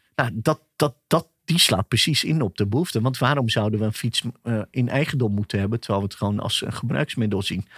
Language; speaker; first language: Dutch; early bilingual, other home language; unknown